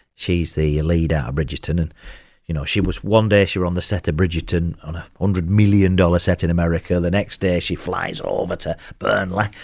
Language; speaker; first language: English; native; English